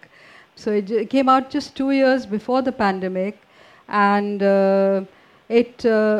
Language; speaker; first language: English; non-native, local second language; Hindi